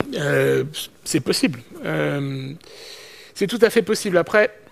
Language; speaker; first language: French; native; French